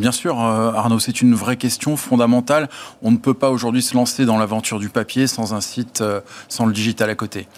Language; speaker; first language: French; native; French